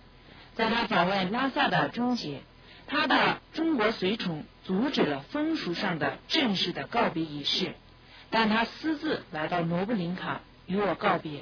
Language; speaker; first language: Chinese; native; Chinese